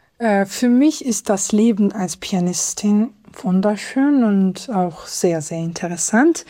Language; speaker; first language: German; non-native, fluent; Georgian